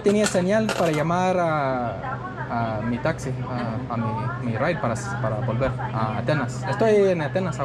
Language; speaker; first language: Spanish; non-native, fluent; English